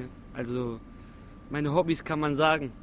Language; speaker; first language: German; non-native, local second language; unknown